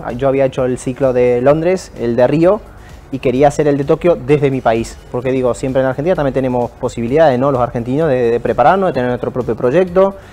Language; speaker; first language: Spanish; native; Spanish